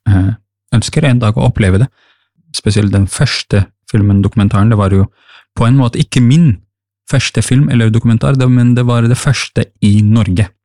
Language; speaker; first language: Norwegian; non-native, fluent; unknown